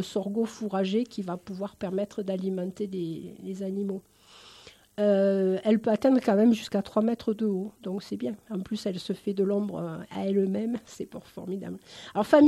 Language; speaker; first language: French; native; French